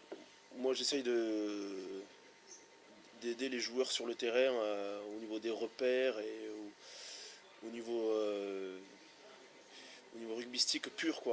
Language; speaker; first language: French; native; French